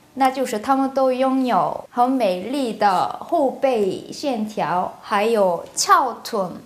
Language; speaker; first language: Chinese; non-native, fluent; Korean